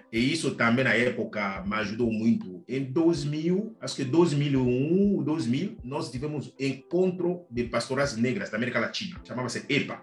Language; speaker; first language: Portuguese; non-native, fluent; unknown